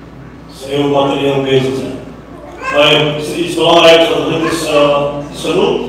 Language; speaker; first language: Dutch; non-native, learner; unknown